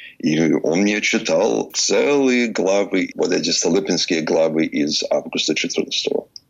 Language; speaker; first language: Russian; early bilingual, heritage; English